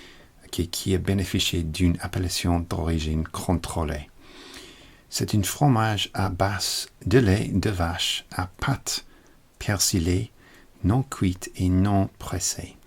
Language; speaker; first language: French; non-native, learner; English